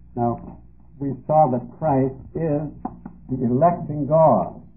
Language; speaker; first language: English; early bilingual, other home language; Dutch